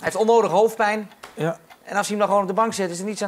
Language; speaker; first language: Dutch; native; Dutch